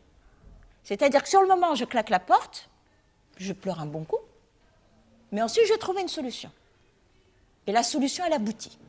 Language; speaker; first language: French; native; French